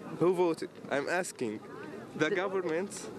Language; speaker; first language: English; non-native, fluent; Arabic